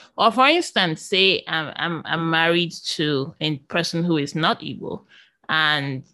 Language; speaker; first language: English; native; English